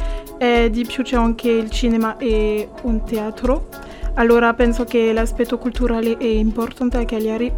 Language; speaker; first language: Italian; non-native, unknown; French